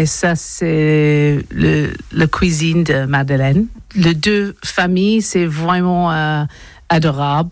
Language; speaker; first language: French; non-native, learner; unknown